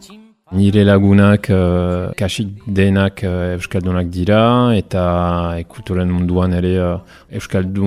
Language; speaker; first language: Basque; non-native, fluent; Italian